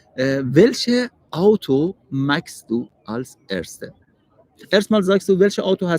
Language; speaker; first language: German; non-native, learner; Persian